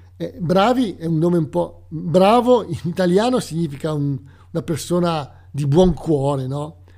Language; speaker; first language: Italian; native; Italian